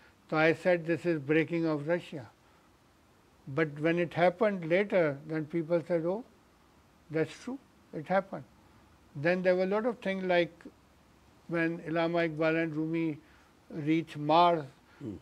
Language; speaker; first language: English; non-native, local second language; Urdu